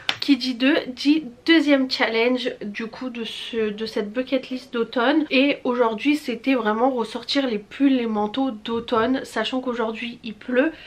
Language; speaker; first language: French; early bilingual, other home language; Portuguese